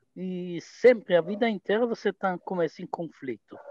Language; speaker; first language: Portuguese; non-native, fluent; Hebrew